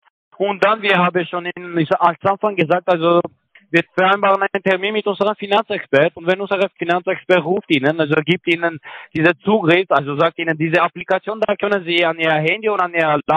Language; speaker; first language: German; non-native, learner; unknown